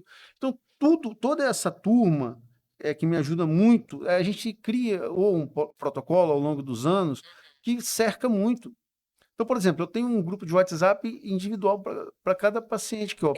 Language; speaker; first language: Portuguese; native; Portuguese